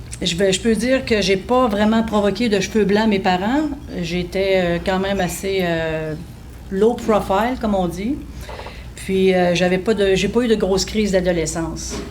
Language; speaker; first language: French; native; French